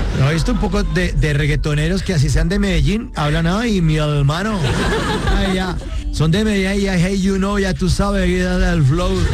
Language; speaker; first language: Spanish; native; Spanish